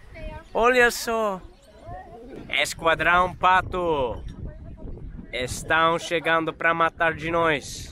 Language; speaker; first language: Portuguese; non-native, fluent; Swedish